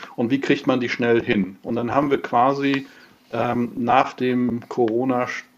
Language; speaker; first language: German; non-native, fluent; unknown